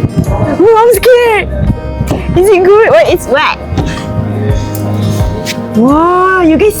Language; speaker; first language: English; non-native, local second language; Malay